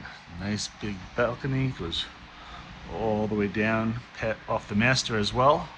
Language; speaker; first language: English; native; English